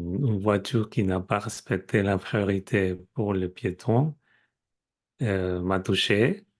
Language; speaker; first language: French; non-native, fluent; Spanish